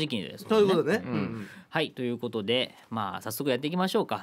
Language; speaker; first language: Japanese; native; Japanese